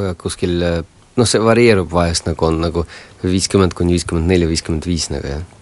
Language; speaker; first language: Estonian; non-native, local second language; Russian